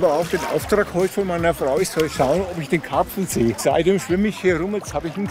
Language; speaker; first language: German; native; German